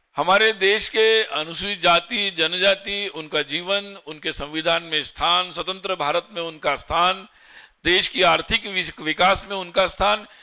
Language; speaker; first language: Hindi; non-native, local second language; Marathi